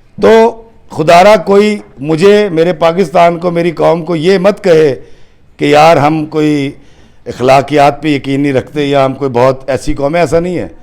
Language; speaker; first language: Urdu; non-native, local second language; Punjabi